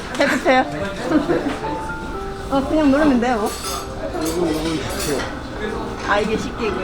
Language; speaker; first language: Korean; non-native, learner; Filipino